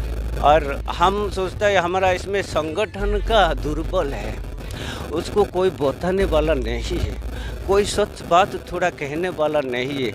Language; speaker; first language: Hindi; non-native, local second language; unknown